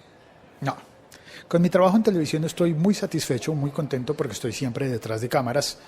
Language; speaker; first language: Spanish; native; Spanish